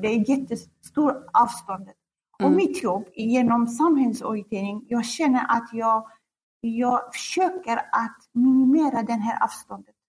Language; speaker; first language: Swedish; non-native, fluent; Central Kurdish